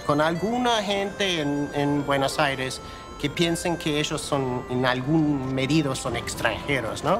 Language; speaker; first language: Spanish; non-native, fluent; English